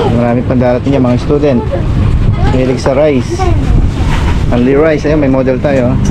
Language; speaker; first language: Filipino; native; Filipino